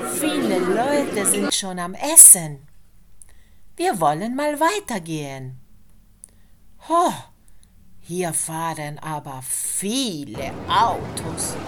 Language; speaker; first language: German; non-native, fluent; Spanish